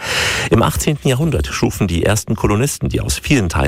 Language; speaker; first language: German; native; German